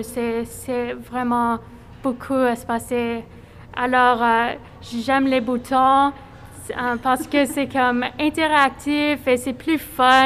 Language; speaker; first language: French; non-native, fluent; English